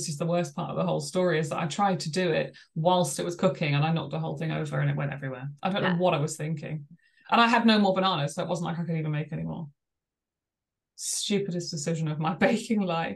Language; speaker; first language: English; native; English